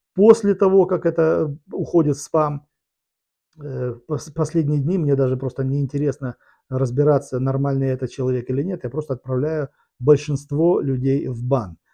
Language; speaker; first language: Russian; native; Russian